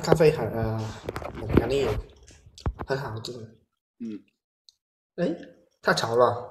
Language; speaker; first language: Chinese; non-native, learner; Vietnamese